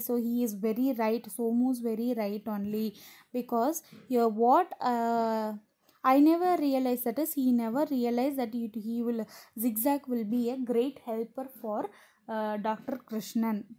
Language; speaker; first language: English; non-native, local second language; Tamil